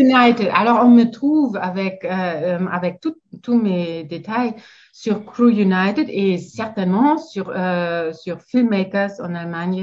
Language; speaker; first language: French; non-native, fluent; German